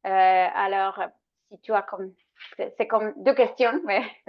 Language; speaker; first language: French; non-native, fluent; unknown